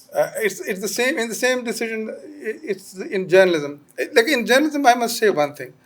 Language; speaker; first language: English; non-native, local second language; Urdu